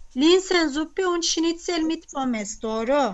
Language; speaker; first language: German; non-native, fluent; Turkish